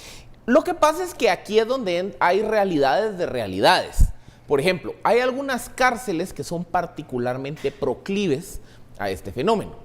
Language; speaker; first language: Spanish; native; Spanish